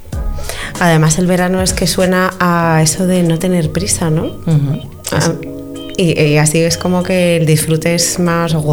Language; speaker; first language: Spanish; native; Spanish